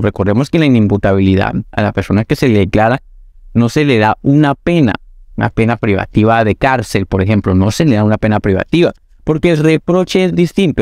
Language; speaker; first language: Spanish; native; Spanish